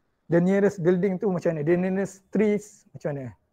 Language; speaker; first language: English; non-native, local second language; Malay